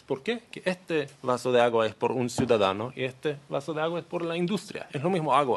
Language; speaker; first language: Spanish; non-native, learner; Hebrew